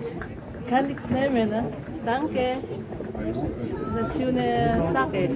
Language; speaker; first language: German; non-native, learner; Filipino